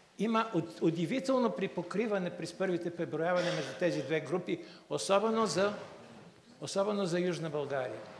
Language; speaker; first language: Bulgarian; native; Bulgarian